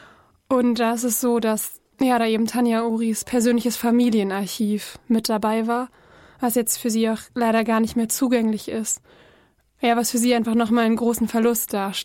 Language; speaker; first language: German; native; German